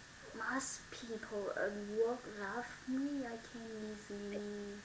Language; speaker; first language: English; non-native, learner; Vietnamese